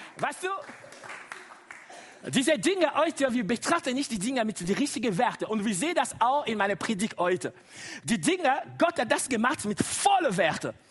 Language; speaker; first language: German; non-native, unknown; Lingala